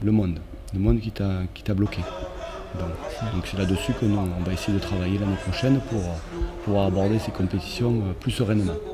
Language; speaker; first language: French; native; French